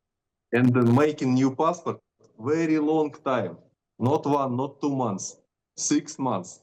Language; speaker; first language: English; non-native, learner; Russian